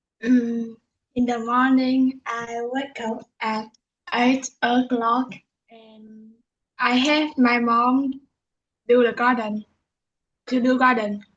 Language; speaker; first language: English; non-native, learner; Vietnamese